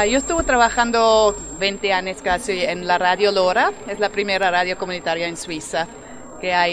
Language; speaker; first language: Spanish; non-native, fluent; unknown